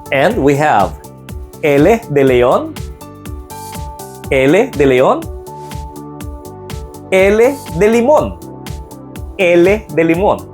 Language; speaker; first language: Spanish; non-native, fluent; Filipino